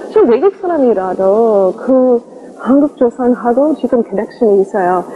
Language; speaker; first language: Korean; non-native, learner; English